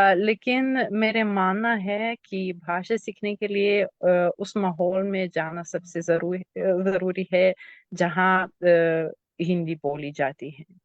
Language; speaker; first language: Hindi; non-native, fluent; Lithuanian